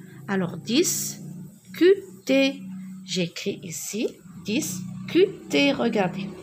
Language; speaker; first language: French; non-native, local second language; Arabic